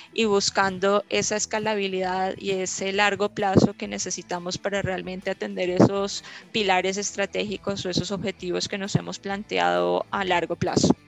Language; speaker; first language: Spanish; native; Spanish